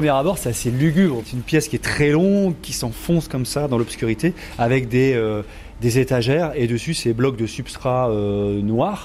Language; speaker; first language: French; native; French